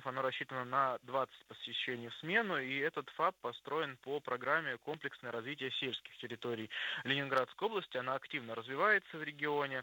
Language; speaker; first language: Russian; native; Russian